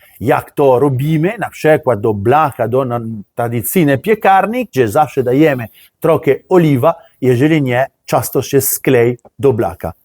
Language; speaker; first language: Polish; non-native, learner; Italian